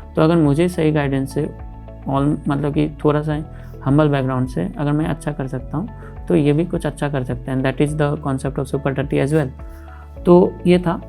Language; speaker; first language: Hindi; native; Hindi